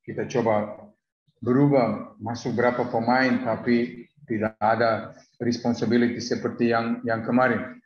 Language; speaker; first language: Indonesian; non-native, learner; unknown